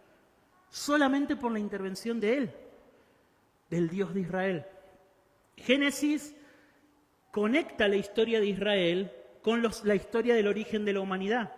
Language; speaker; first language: Spanish; native; Spanish